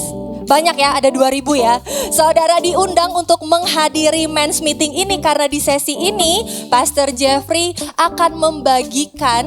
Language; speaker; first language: Indonesian; native; Indonesian